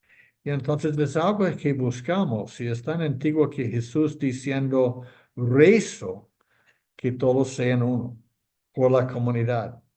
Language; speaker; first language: Spanish; non-native, fluent; English